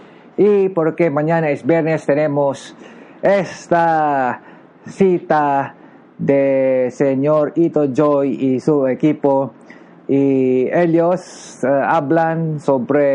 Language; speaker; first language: Spanish; non-native, learner; Filipino